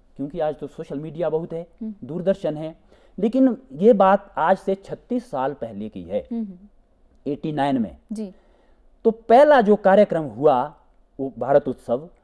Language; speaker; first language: Hindi; native; Hindi